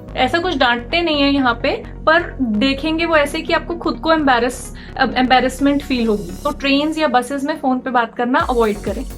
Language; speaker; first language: Hindi; native; Hindi